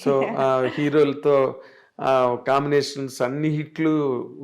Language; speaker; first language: Telugu; native; Telugu